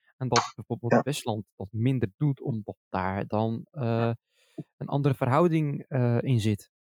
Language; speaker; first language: Dutch; early bilingual, other home language; Arabic